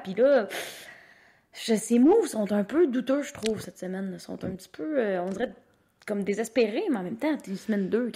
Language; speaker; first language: French; native; French